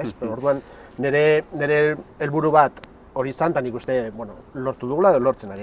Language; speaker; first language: Basque; native; Basque